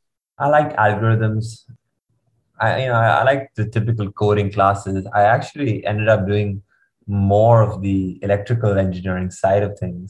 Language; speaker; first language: English; non-native, local second language; Hindi